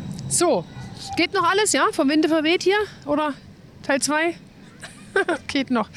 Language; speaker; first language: German; native; German